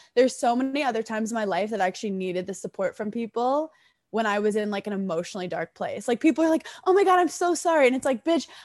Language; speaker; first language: English; native; English